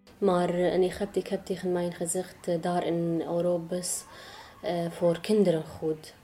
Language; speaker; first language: Dutch; non-native, learner; Arabic